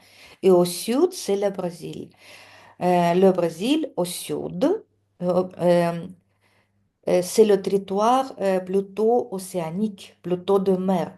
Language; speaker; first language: French; non-native, fluent; Russian